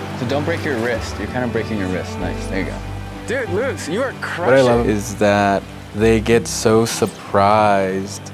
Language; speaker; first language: English; native; English